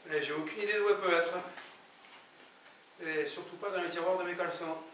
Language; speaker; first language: French; native; French